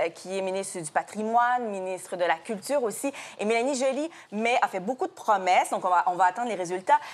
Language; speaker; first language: French; native; French